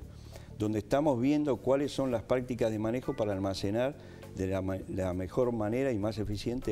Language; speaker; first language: Spanish; native; Spanish